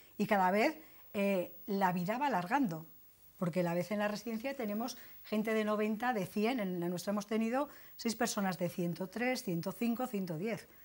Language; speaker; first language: Spanish; native; Spanish